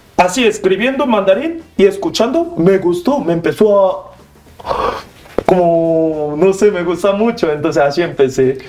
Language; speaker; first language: Spanish; non-native, learner; Korean